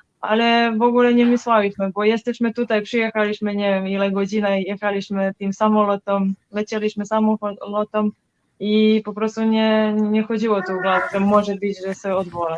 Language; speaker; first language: Polish; non-native, learner; Serbian